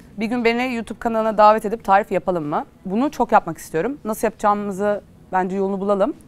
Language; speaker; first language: Turkish; native; Turkish